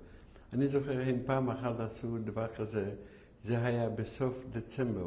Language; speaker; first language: Hebrew; non-native, fluent; Yiddish